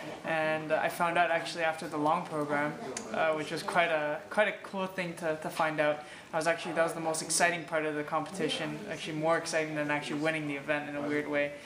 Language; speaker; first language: English; native; English